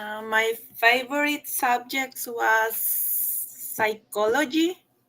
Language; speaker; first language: English; non-native, learner; Spanish